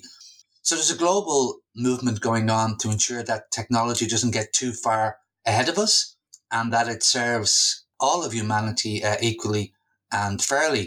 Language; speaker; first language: English; native; English